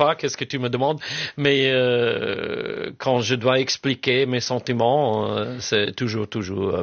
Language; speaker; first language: French; non-native, fluent; English